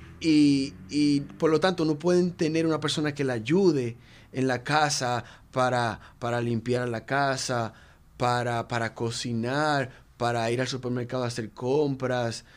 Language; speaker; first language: Spanish; native; Spanish